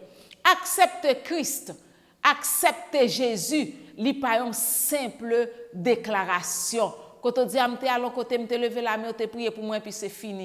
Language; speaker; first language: French; non-native, learner; Haitian Creole